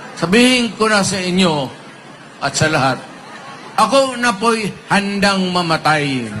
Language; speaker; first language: Filipino; non-native, local second language; Cebuano